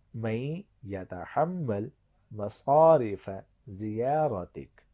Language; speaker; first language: Arabic; non-native, fluent; Urdu